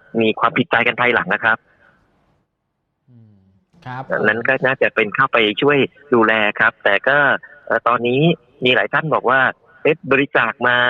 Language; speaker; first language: Thai; native; Thai